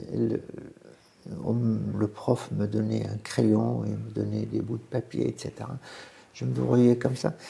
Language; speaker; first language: French; non-native, fluent; Arabic